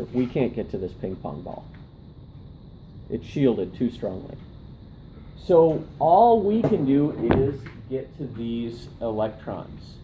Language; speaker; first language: English; native; English